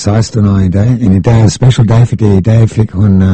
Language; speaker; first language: Danish; non-native, fluent; English